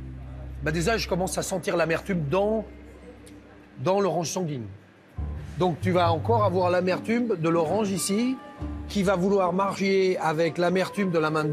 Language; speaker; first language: French; native; French